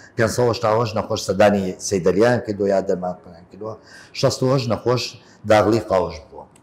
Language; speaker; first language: Central Kurdish; native; Central Kurdish